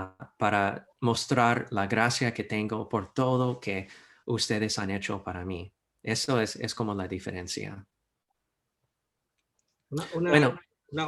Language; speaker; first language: Spanish; non-native, fluent; English